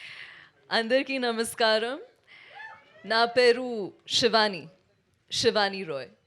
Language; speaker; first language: Telugu; non-native, learner; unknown